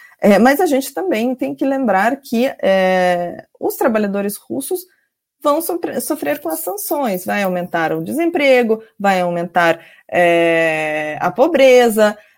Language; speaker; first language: Portuguese; non-native, fluent; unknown